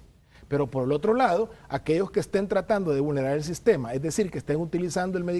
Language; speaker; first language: Spanish; native; Spanish